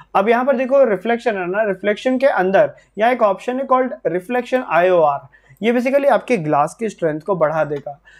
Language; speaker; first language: Hindi; native; Hindi